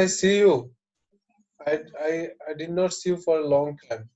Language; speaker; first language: English; non-native, local second language; Bangla